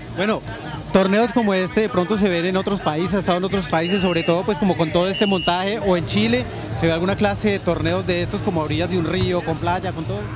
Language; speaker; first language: Spanish; native; Spanish